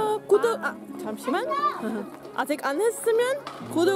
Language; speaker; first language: Korean; non-native, learner; Dutch